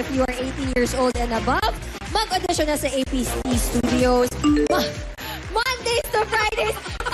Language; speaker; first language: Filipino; native; Filipino